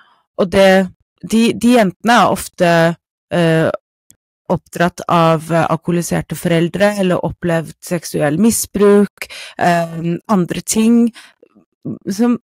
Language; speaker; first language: Norwegian; non-native, fluent; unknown